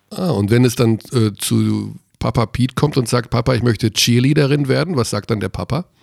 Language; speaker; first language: German; native; German